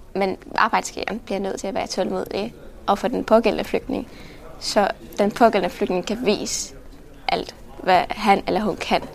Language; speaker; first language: Danish; non-native, fluent; Arabic